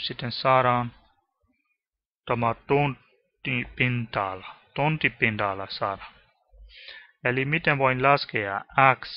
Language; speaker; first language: Finnish; non-native, learner; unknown